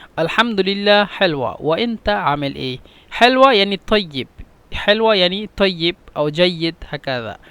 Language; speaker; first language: Egyptian Arabic; non-native, fluent; Bangla